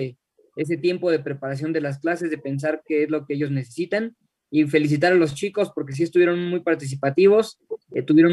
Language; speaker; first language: Spanish; native; Spanish